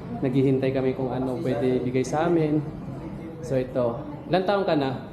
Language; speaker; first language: Filipino; non-native, local second language; Maranao